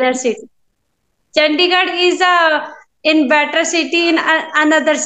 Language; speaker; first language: English; non-native, learner; Hindi